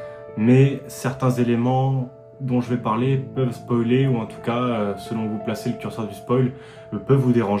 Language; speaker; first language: French; native; French